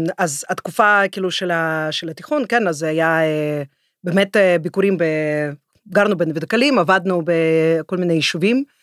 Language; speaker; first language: Hebrew; non-native, fluent; Russian